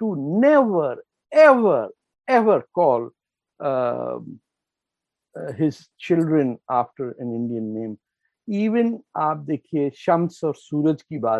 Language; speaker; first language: English; non-native, local second language; Urdu